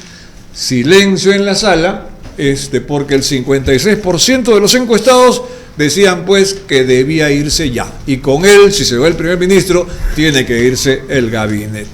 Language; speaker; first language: Spanish; native; Spanish